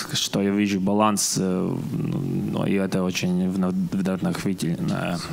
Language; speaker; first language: Russian; non-native, fluent; Latvian